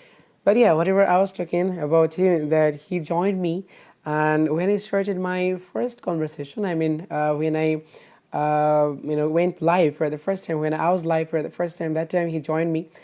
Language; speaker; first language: English; non-native, fluent; Bangla